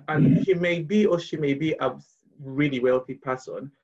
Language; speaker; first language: English; non-native, local second language; Ganda